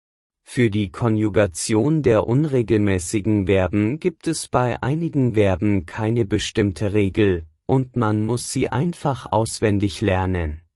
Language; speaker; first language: German; non-native, fluent; Persian